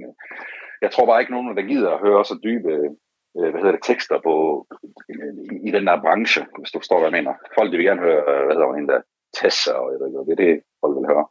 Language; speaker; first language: Danish; early bilingual, other home language; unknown